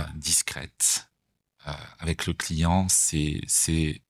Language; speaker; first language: French; native; French